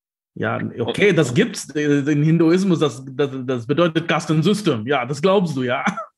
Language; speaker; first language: German; non-native, fluent; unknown